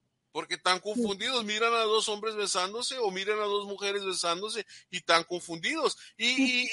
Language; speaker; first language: Spanish; early bilingual, heritage; Spanish